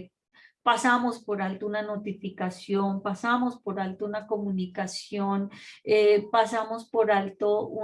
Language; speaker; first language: Spanish; native; Spanish